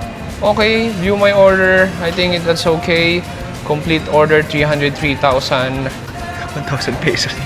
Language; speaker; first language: English; non-native, local second language; Filipino